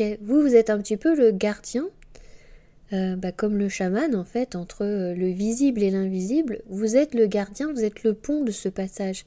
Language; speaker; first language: French; native; French